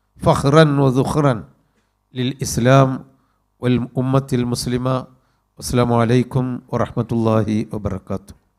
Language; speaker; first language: Arabic; non-native, fluent; Malayalam